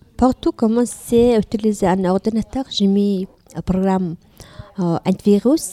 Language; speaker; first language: French; non-native, learner; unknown